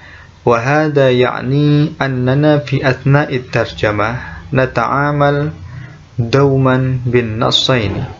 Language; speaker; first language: Arabic; non-native, fluent; Indonesian